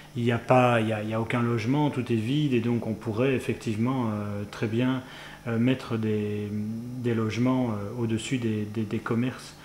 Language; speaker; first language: French; native; French